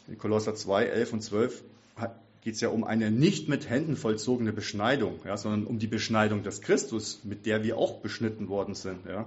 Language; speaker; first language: German; native; German